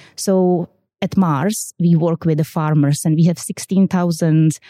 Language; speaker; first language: English; non-native, fluent; Czech